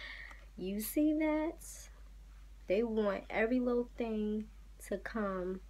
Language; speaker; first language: English; native; English